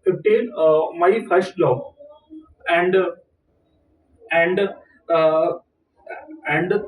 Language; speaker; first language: English; non-native, learner; Hindi